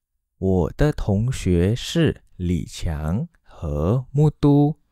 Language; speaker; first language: Chinese; non-native, fluent; Malay